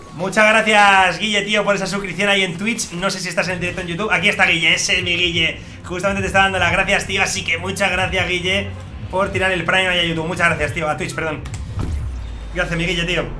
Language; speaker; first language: Spanish; native; Spanish